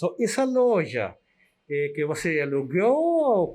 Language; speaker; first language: Portuguese; non-native, learner; Urdu